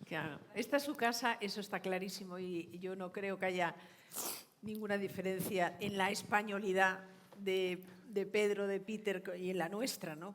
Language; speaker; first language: Spanish; native; Spanish